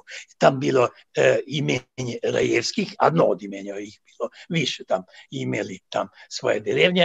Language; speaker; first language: Russian; non-native, fluent; Serbian